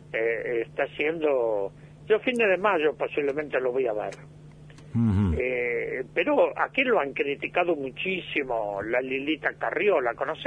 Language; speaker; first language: Spanish; native; Spanish